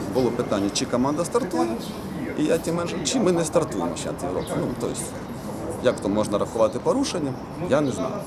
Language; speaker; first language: Ukrainian; native; Ukrainian